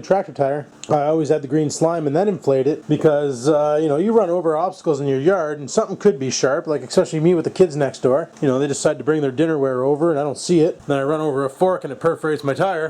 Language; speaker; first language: English; native; English